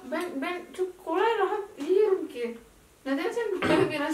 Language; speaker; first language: Turkish; non-native, learner; Indonesian